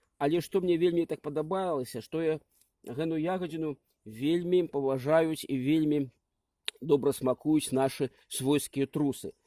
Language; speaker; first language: Belarusian; native; Belarusian